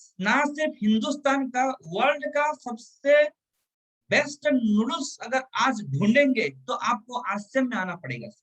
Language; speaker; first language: Hindi; non-native, local second language; Telugu